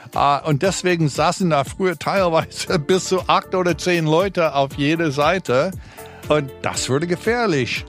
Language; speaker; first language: German; non-native, fluent; English